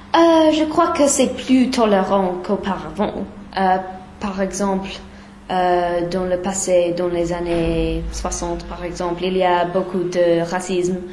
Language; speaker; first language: French; non-native, fluent; English